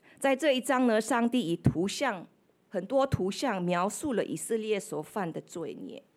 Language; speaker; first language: Chinese; non-native, fluent; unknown